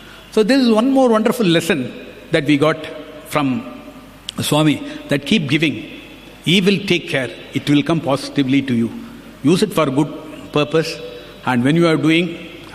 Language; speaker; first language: English; non-native, local second language; Tamil